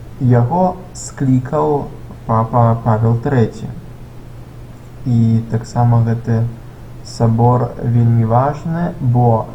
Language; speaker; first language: Belarusian; non-native, local second language; Russian